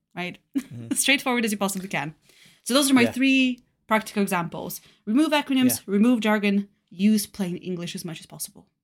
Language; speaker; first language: English; non-native, fluent; Bulgarian